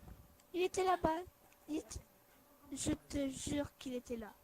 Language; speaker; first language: French; native; French